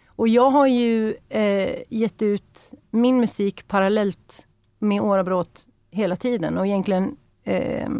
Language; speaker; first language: Norwegian; non-native, fluent; Swedish